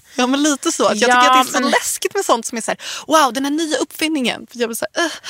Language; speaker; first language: Swedish; native; Swedish